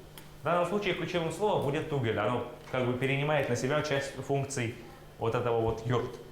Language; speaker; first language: Russian; native; Russian